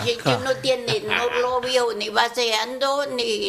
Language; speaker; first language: Spanish; non-native, learner; Vietnamese